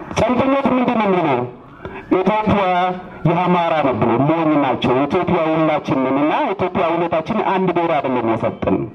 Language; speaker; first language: Amharic; non-native, local second language; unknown